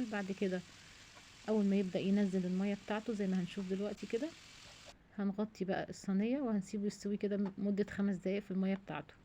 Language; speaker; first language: Arabic; native; Arabic